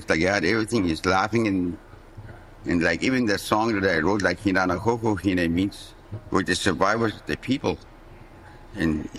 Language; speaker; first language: English; native; English